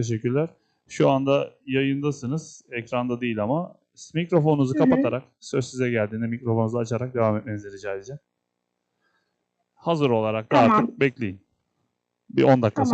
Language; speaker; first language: Turkish; native; Turkish